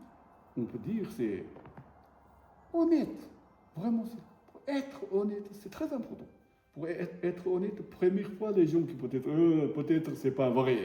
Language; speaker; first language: French; non-native, learner; Tibetan